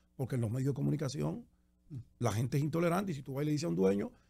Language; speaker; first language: Spanish; native; Spanish